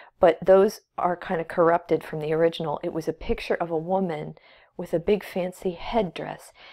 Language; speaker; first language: English; native; English